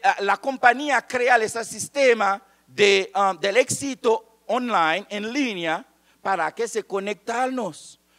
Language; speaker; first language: Spanish; non-native, fluent; Haitian Creole